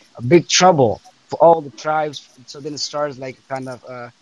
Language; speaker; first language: English; non-native, fluent; Persian